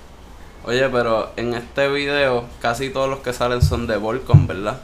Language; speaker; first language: Spanish; native; Spanish